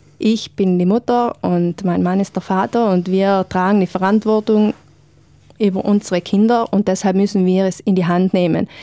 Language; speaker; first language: German; native; German